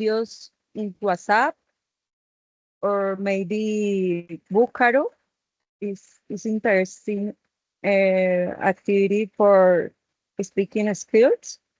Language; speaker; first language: English; non-native, learner; Spanish